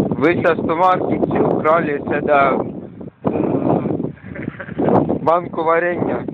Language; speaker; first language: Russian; non-native, learner; Estonian